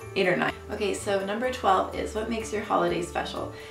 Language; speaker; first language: English; native; English